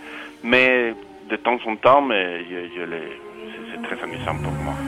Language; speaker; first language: French; non-native, fluent; Spanish